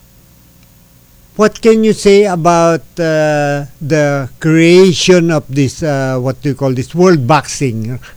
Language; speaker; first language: English; non-native, local second language; Filipino